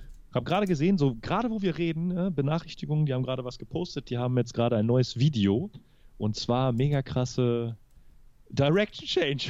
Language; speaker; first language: German; native; German